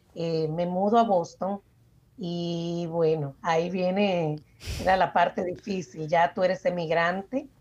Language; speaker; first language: Spanish; native; Spanish